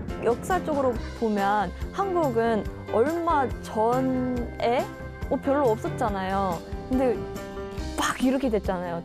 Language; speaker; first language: Korean; early bilingual, other home language; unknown